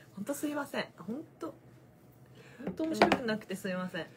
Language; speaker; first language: Japanese; native; Japanese